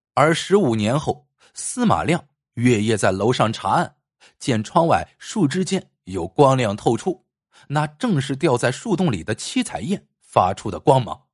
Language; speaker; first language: Chinese; native; Chinese